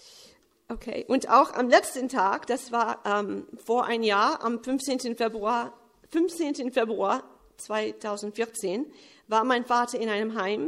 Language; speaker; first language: German; early bilingual, heritage; English